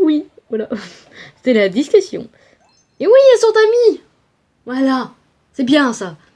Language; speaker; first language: French; native; French